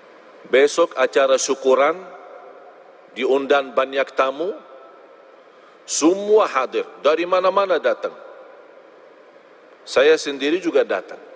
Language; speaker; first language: Indonesian; non-native, fluent; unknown